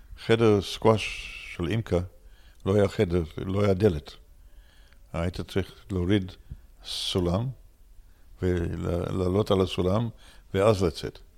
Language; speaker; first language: Hebrew; non-native, fluent; English